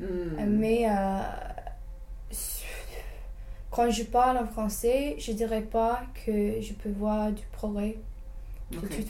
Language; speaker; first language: French; non-native, fluent; English